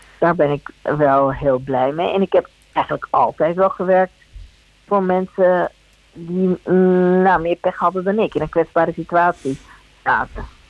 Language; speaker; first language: Dutch; early bilingual, other home language; Spanish